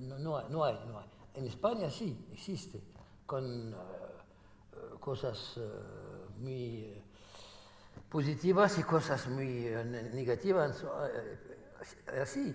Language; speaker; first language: Spanish; non-native, fluent; Arabic